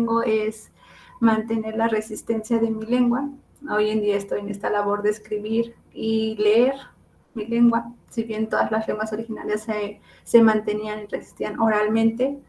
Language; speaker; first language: Spanish; non-native, local second language; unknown